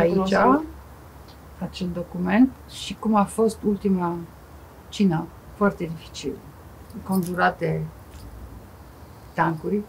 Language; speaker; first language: Romanian; non-native, fluent; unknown